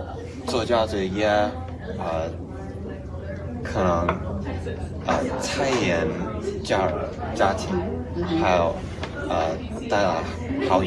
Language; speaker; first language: Chinese; non-native, learner; English